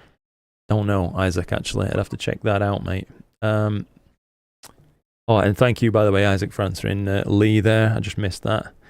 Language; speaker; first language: English; native; English